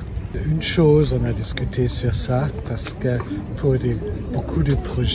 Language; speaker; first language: French; non-native, fluent; German